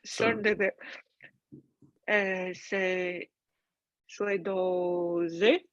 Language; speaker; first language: French; non-native, learner; Chinese